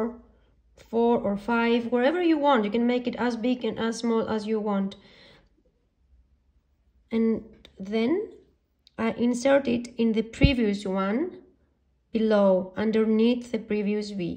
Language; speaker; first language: English; non-native, fluent; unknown